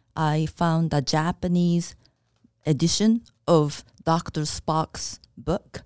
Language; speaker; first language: English; non-native, fluent; Japanese